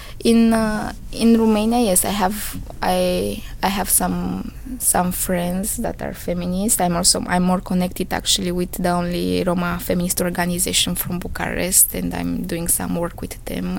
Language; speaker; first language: English; non-native, fluent; Romanian